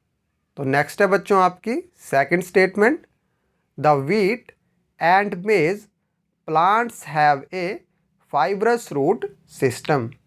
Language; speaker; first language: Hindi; native; Hindi